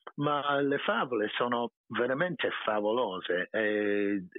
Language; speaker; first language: Italian; non-native, fluent; English